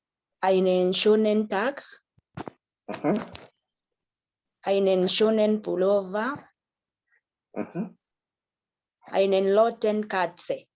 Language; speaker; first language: German; non-native, learner; Kikuyu